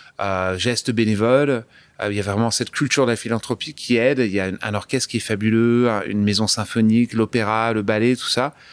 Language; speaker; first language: French; early bilingual, other home language; English